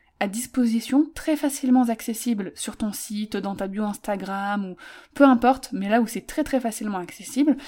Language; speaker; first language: French; native; French